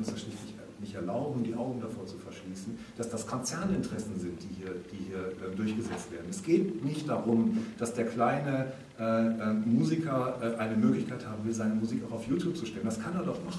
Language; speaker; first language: German; native; German